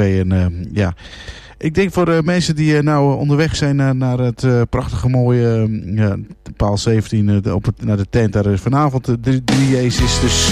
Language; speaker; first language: Dutch; native; Dutch